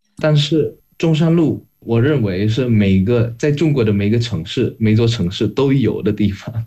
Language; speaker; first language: Chinese; non-native, fluent; Indonesian